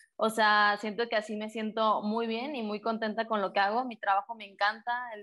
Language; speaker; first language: Spanish; native; Spanish